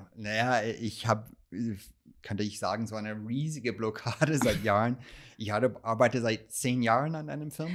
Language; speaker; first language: German; non-native, fluent; English